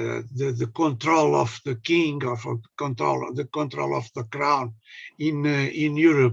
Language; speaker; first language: English; non-native, learner; Portuguese